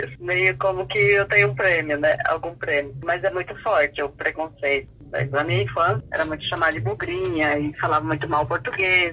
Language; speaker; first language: Portuguese; non-native, local second language; Guarani